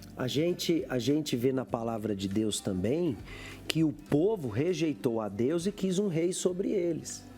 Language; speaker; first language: Portuguese; native; Portuguese